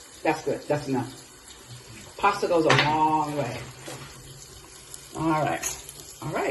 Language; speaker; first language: English; native; English